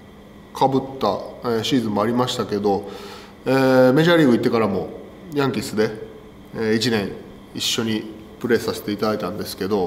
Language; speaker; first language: Japanese; native; Japanese